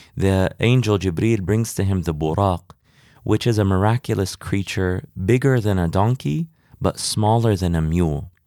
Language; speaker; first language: English; native; English